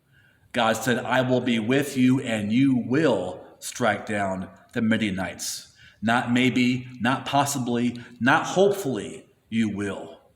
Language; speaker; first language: English; native; English